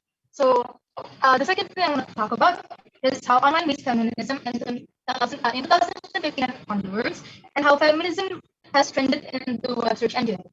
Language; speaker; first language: English; non-native, fluent; Korean